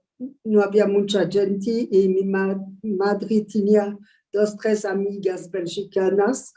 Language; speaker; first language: Spanish; early bilingual, heritage; Ladino